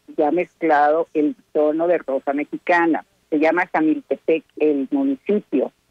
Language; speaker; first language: Spanish; native; Spanish